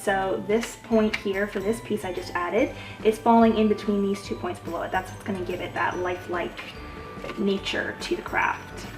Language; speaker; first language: English; native; English